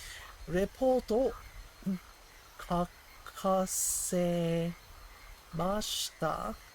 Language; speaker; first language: Japanese; non-native, learner; English